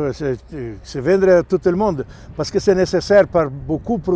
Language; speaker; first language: French; non-native, learner; Portuguese